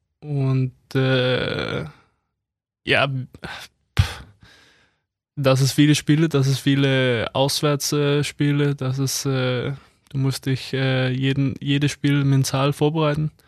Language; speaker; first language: German; non-native, fluent; Danish